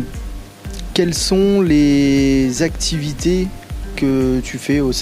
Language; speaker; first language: French; native; French